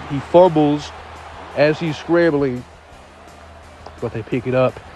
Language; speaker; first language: English; native; English